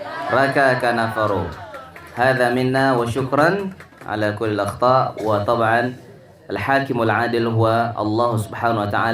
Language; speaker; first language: Arabic; non-native, fluent; Indonesian